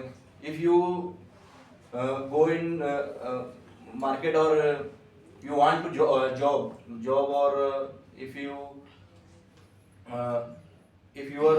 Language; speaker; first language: English; non-native, learner; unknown